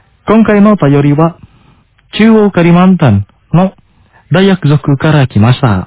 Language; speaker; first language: Japanese; non-native, fluent; Indonesian